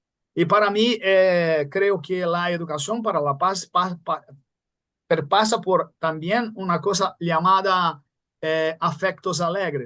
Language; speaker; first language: Spanish; non-native, fluent; Portuguese